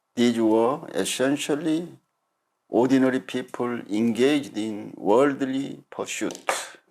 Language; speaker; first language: English; non-native, fluent; Korean